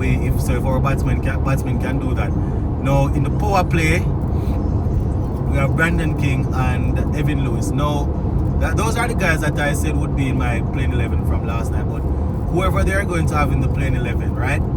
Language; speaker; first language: English; native; English